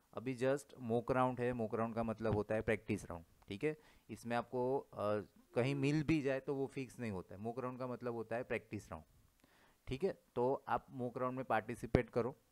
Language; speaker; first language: Hindi; non-native, local second language; Gujarati